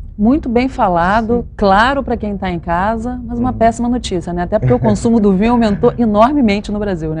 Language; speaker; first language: Portuguese; native; Portuguese